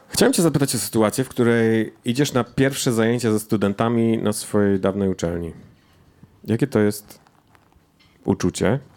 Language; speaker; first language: Polish; native; Polish